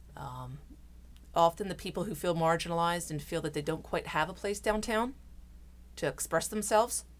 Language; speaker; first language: English; native; English